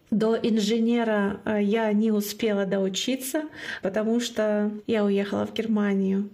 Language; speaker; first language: Russian; non-native, local second language; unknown